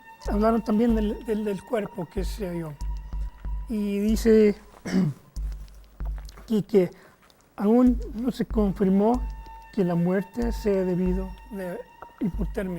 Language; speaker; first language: Spanish; non-native, fluent; English